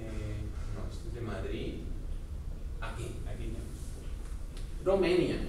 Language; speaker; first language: Portuguese; non-native, fluent; Spanish